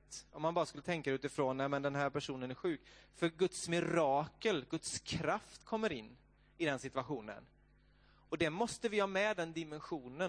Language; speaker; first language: Swedish; native; Swedish